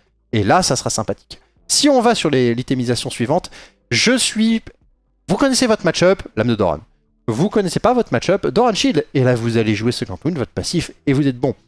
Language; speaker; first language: French; native; French